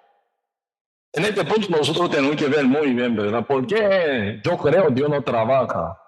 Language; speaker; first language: Spanish; non-native, learner; Korean